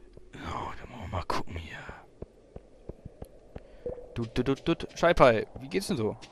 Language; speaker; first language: German; native; German